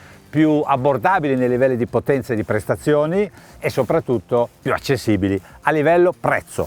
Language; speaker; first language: Italian; native; Italian